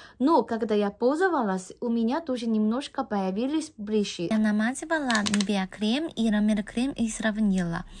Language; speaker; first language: Russian; non-native, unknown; Korean